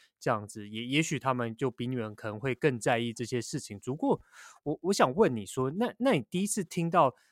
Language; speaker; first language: Chinese; native; Chinese